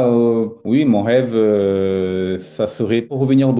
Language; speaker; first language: French; non-native, fluent; Portuguese